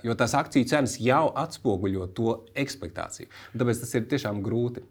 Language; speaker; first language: Latvian; native; Latvian